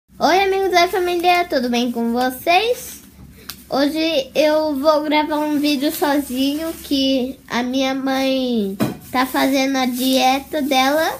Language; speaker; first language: Portuguese; early bilingual, heritage; Portuguese